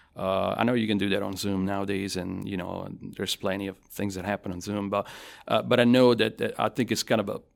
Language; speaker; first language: English; non-native, fluent; Italian